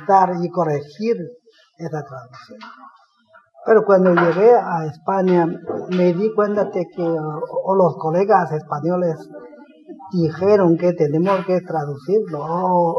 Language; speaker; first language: Spanish; non-native, fluent; Chinese